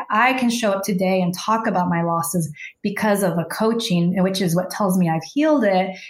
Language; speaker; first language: English; early bilingual, other home language; Spanish